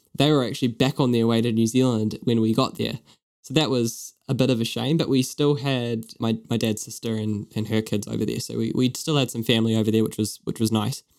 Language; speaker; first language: English; native; English